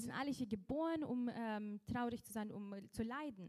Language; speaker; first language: German; non-native, local second language; Russian